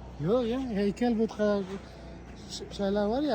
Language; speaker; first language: Turkish; non-native, learner; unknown